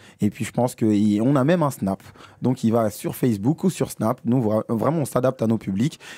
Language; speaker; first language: French; native; French